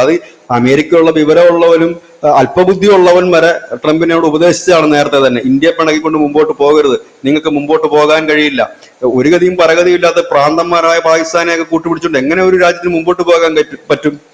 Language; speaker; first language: Malayalam; native; Malayalam